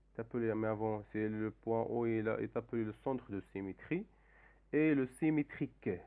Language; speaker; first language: French; non-native, local second language; Arabic